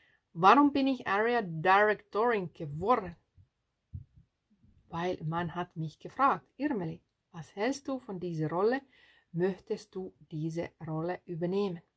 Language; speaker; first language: German; non-native, fluent; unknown